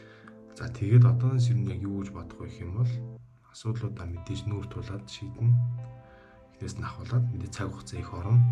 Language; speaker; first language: Mongolian; native; Mongolian